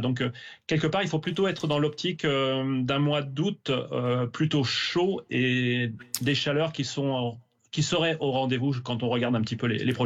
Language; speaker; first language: French; native; French